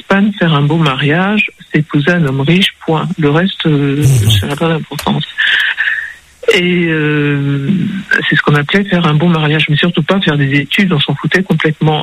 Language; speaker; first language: French; early bilingual, other home language; Spanish